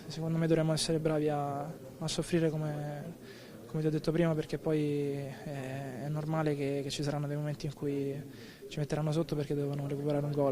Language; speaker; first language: Italian; native; Italian